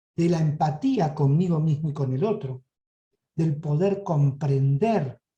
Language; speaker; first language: Spanish; native; Spanish